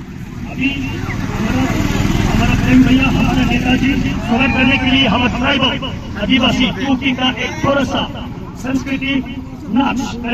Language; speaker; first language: Hindi; non-native, local second language; Thado Chin